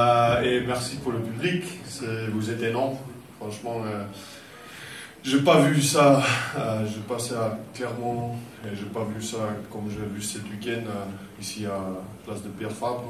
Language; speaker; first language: French; non-native, fluent; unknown